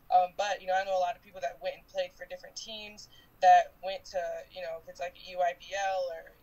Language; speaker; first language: English; native; English